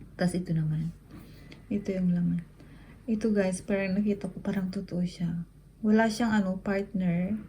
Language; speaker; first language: Filipino; native; Filipino